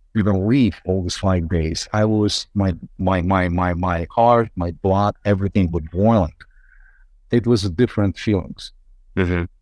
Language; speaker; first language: English; non-native, fluent; Ukrainian